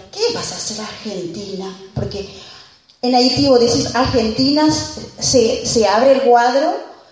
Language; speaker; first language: Spanish; non-native, fluent; Haitian Creole